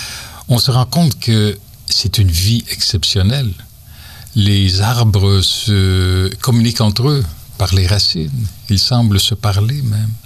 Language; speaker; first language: French; native; French